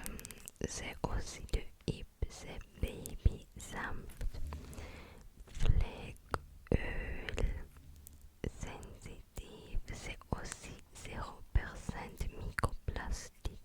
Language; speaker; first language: French; non-native, learner; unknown